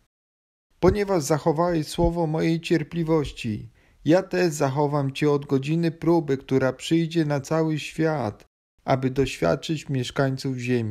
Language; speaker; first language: Polish; native; Polish